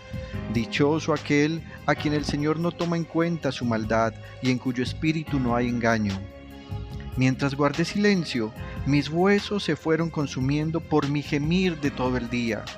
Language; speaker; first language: Spanish; native; Spanish